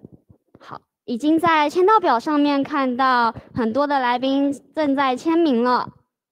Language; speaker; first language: Chinese; native; Chinese